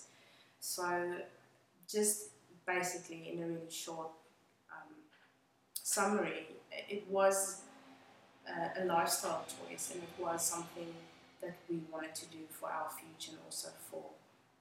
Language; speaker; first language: English; non-native, local second language; Afrikaans